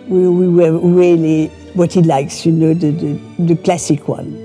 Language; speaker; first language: English; non-native, fluent; French